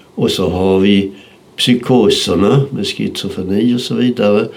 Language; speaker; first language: Swedish; native; Swedish